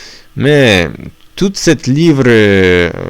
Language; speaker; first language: French; non-native, learner; Polish